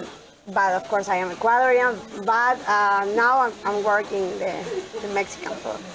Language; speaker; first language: English; non-native, learner; Spanish